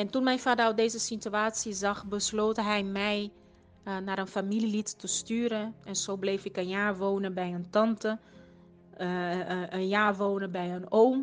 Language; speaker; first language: Dutch; non-native, fluent; Portuguese